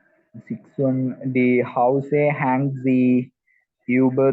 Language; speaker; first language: German; non-native, learner; Malayalam